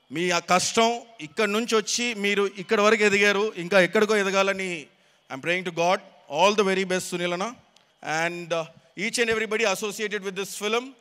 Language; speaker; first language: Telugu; native; Telugu